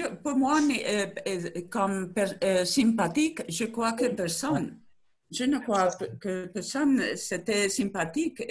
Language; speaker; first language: French; non-native, learner; Spanish